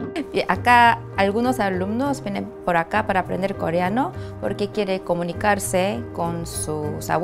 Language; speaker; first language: Spanish; non-native, learner; Korean